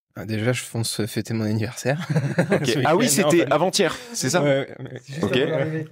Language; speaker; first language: French; native; French